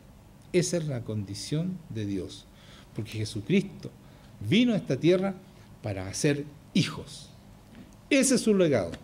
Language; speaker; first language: Spanish; native; Spanish